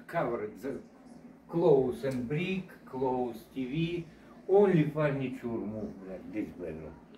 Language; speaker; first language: English; non-native, learner; Russian